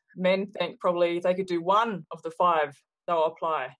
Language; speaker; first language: English; native; English